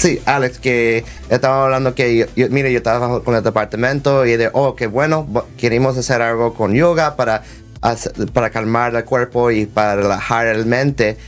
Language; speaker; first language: Spanish; early bilingual, heritage; Spanish